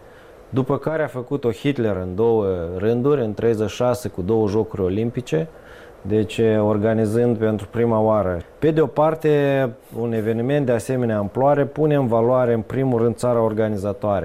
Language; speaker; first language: Romanian; native; Romanian